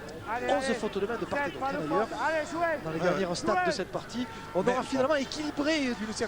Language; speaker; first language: French; native; French